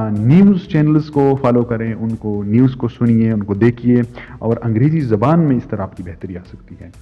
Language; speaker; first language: Urdu; native; Urdu